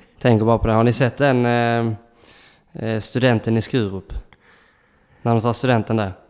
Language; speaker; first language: Swedish; native; Swedish